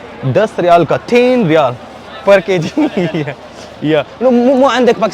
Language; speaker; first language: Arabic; non-native, learner; Urdu